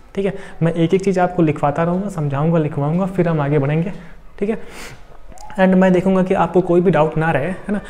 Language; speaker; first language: Hindi; native; Hindi